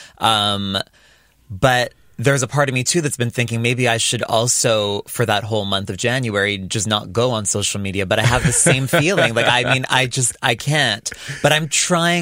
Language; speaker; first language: English; native; English